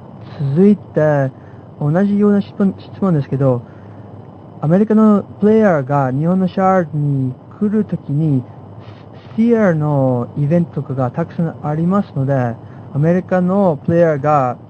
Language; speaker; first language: Japanese; non-native, fluent; English